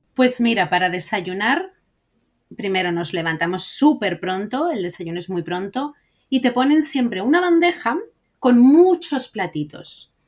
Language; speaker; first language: Spanish; native; Spanish